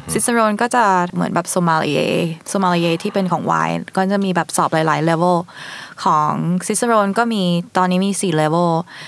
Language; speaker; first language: Thai; early bilingual, heritage; Thai